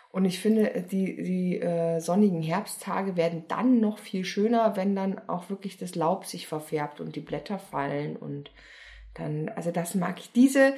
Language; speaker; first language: German; native; German